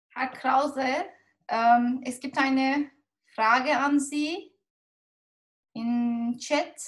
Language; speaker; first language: German; non-native, fluent; Turkish